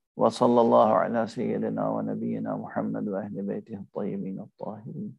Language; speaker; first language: Urdu; native; Urdu